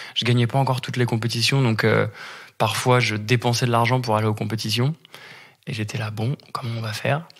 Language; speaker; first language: French; native; French